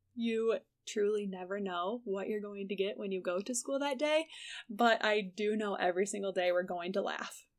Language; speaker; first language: English; native; English